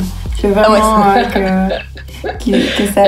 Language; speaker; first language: French; non-native, local second language; Dutch